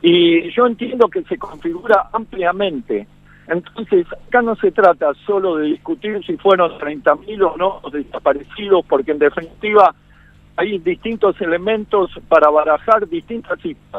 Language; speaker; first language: Spanish; native; Spanish